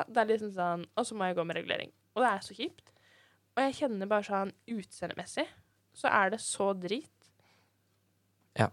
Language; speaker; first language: Norwegian; native; Norwegian